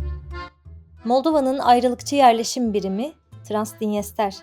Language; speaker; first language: Turkish; native; Turkish